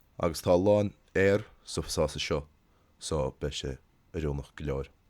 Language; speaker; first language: Irish; native; Irish